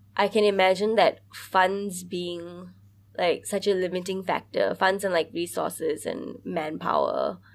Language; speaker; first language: English; early bilingual, other home language; Hindi